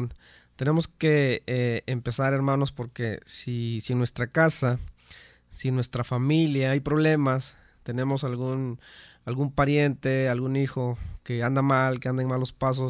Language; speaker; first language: Spanish; native; Spanish